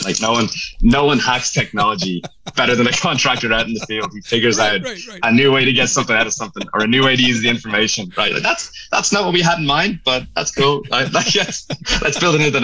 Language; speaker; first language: English; native; English